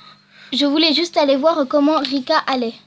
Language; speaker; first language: French; native; French